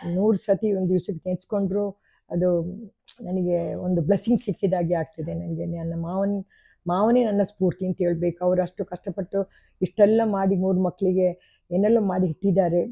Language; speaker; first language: Kannada; non-native, local second language; Kodava